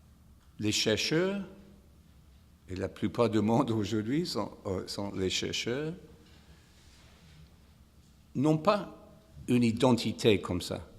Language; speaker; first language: French; non-native, fluent; English